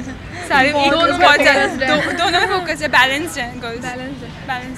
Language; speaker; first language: Hindi; native; Hindi